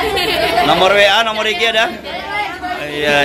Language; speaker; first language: Indonesian; native; Indonesian